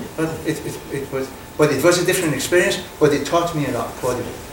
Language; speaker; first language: English; non-native, fluent; Persian